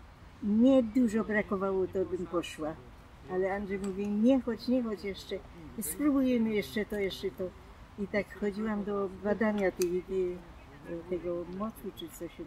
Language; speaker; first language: Polish; non-native, local second language; German